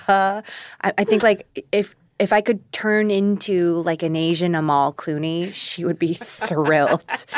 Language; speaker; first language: English; early bilingual, other home language; Korean